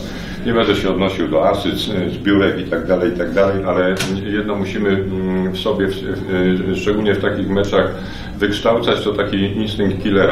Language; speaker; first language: Polish; native; Polish